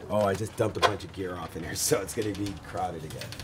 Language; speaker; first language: English; native; English